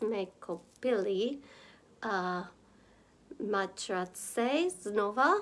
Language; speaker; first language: Czech; non-native, learner; English